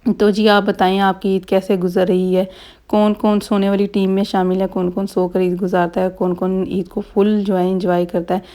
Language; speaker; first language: Urdu; native; Urdu